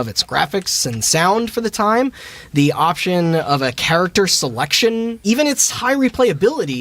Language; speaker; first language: English; native; English